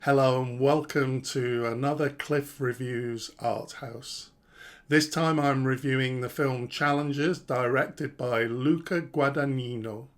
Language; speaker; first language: English; native; English